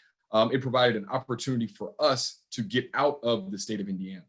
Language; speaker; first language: English; native; English